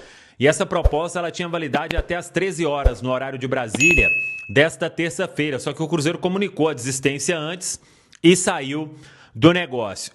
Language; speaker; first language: Portuguese; native; Portuguese